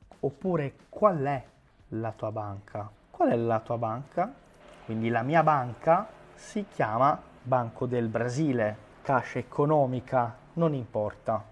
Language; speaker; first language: Italian; non-native, fluent; Portuguese